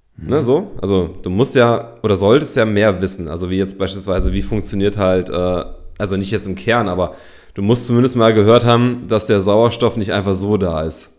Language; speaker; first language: German; native; German